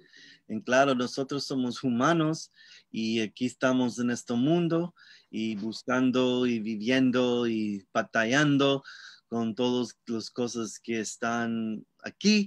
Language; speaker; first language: Spanish; non-native, learner; English